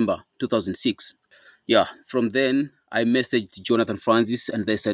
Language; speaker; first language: English; non-native, local second language; Shona